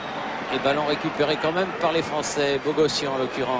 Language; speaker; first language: French; native; French